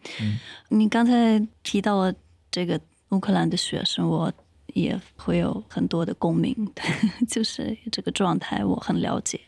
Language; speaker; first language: Chinese; non-native, fluent; Ukrainian